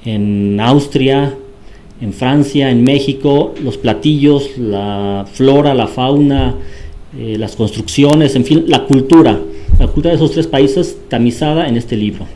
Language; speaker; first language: Spanish; native; Spanish